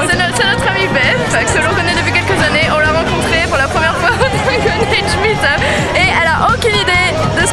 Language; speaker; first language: French; native; French